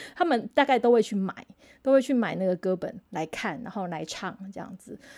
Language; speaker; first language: Chinese; non-native, local second language; Min Nan Chinese